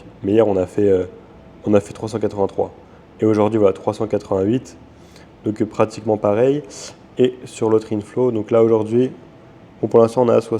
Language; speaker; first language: French; native; French